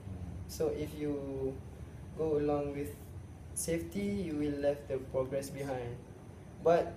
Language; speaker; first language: English; non-native, local second language; Malay